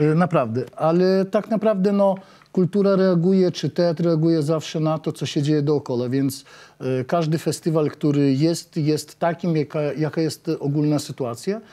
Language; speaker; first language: Polish; native; Polish